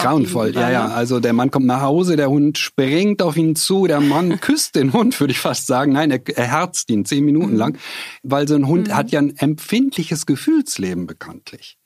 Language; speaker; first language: German; native; German